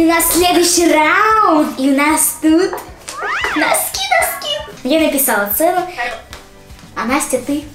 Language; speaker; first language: Russian; native; Russian